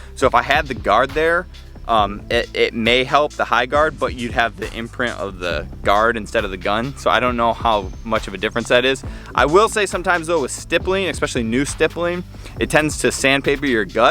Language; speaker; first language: English; native; English